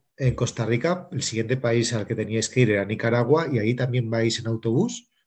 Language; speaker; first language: Spanish; native; Spanish